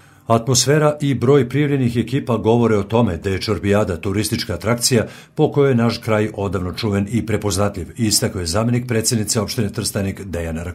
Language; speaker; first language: Serbian; native; Serbian